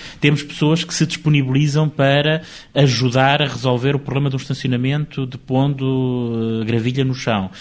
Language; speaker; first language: Portuguese; native; Portuguese